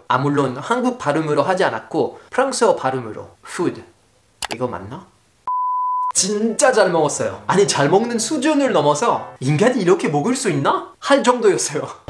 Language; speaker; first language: Korean; non-native, fluent; French